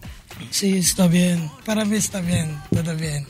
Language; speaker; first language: Spanish; non-native, learner; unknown